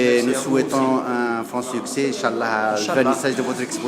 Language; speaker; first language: French; non-native, local second language; Arabic